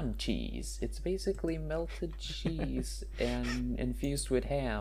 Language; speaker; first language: English; non-native, fluent; Norwegian